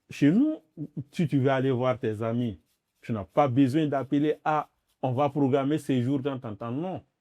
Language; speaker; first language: French; non-native, local second language; Dyula